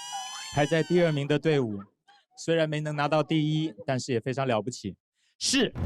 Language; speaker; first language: Chinese; native; Chinese